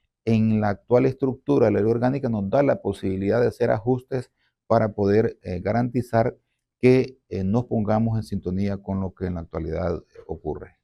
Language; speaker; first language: Spanish; native; Spanish